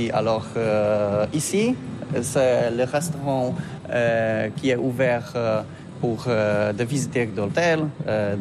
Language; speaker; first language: French; non-native, learner; Polish